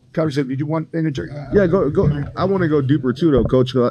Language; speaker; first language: English; native; English